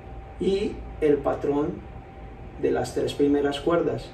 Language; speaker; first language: Spanish; native; Spanish